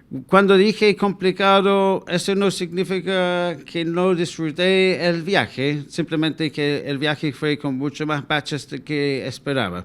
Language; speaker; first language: Spanish; non-native, fluent; English